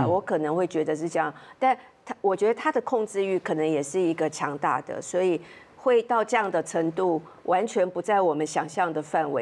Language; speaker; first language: Chinese; native; Chinese